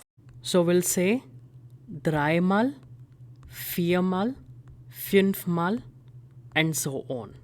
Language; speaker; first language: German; non-native, fluent; Hindi